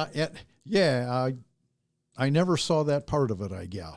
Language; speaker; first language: English; native; English